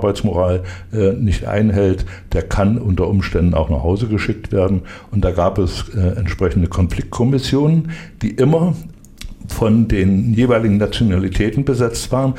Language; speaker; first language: German; native; German